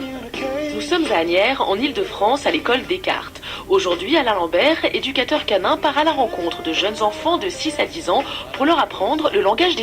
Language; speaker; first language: French; native; French